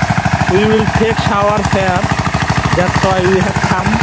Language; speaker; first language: English; non-native, learner; Bangla